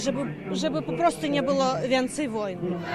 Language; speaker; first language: Polish; non-native, fluent; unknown